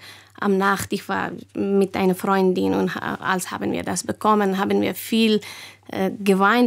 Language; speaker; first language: German; non-native, learner; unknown